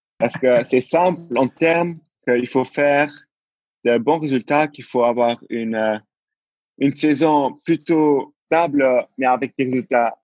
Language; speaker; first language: French; non-native, local second language; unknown